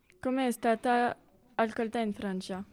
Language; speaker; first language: Italian; non-native, learner; French